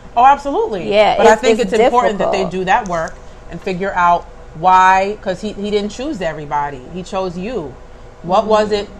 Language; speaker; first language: English; native; English